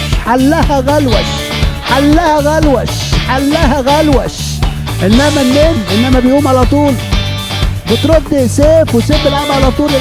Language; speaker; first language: Arabic; native; Arabic